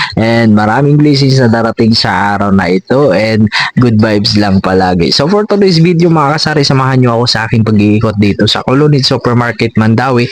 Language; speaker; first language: Filipino; non-native, local second language; Cebuano